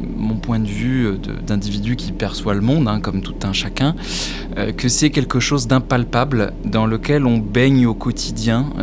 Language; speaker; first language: French; native; French